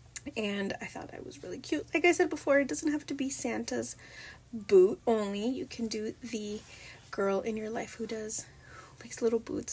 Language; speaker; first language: English; native; English